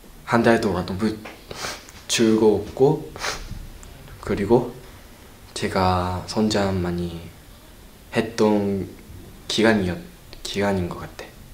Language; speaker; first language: Korean; non-native, learner; Japanese